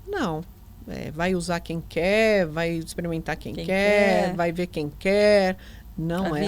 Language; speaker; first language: Portuguese; native; Portuguese